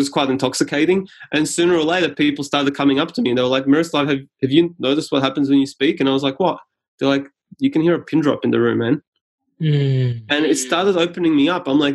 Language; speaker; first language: English; non-native, local second language; Serbian